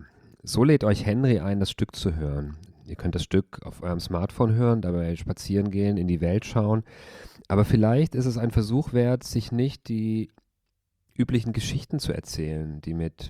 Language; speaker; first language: German; native; German